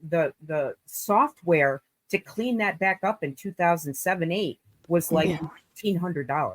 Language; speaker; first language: English; native; English